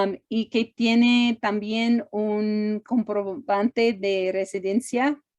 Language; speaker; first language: Spanish; non-native, fluent; English